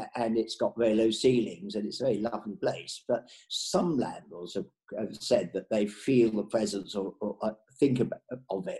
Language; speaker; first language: English; native; English